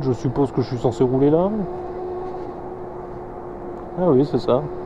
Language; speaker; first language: French; native; French